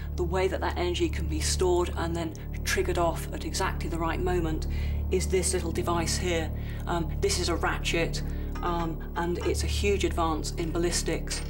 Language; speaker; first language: English; native; English